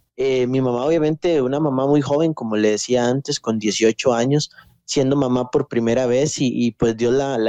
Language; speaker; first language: Spanish; native; Spanish